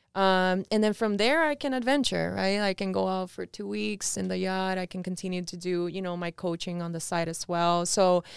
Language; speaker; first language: English; early bilingual, other home language; Spanish